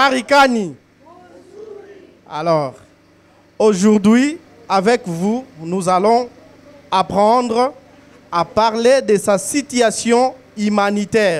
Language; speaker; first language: French; non-native, fluent; Swahili